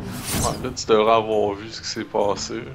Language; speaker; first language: French; native; French